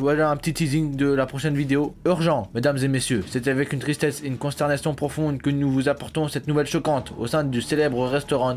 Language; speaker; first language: French; native; French